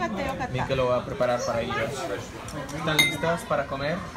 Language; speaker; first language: Spanish; non-native, fluent; English